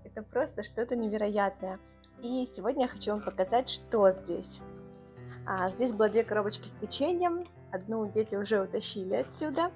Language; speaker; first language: Russian; native; Russian